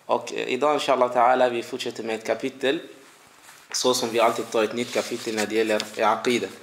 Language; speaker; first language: Swedish; early bilingual, other home language; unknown